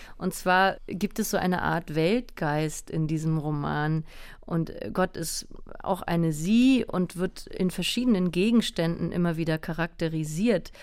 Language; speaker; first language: German; native; German